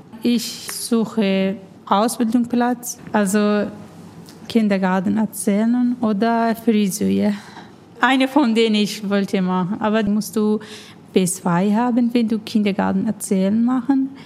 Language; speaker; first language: German; non-native, learner; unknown